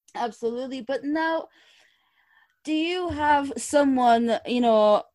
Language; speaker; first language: English; non-native, fluent; Portuguese